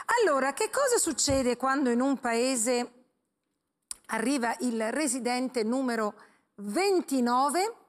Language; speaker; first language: Italian; native; Italian